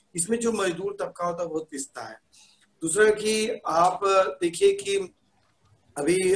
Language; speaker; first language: Hindi; native; Hindi